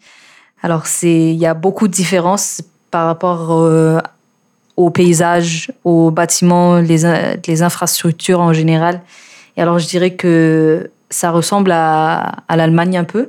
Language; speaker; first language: French; non-native, fluent; German